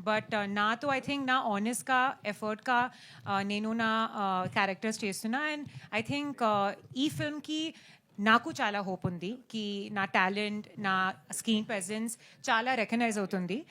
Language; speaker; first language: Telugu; non-native, learner; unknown